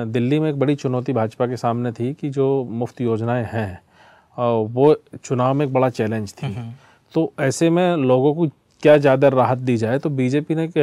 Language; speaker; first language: Hindi; native; Hindi